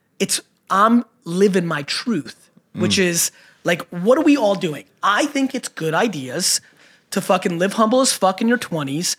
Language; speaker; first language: English; early bilingual, other home language; Russian